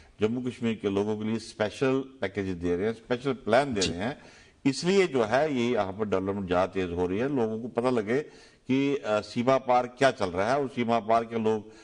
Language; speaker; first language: Urdu; non-native, local second language; Dogri